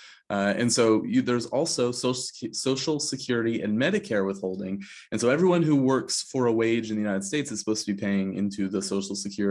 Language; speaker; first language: English; native; English